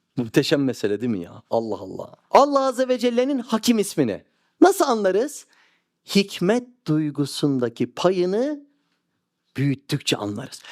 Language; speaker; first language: Turkish; native; Turkish